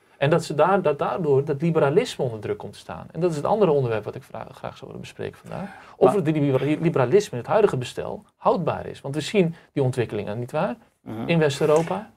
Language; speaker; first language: Dutch; early bilingual, other home language; Turkish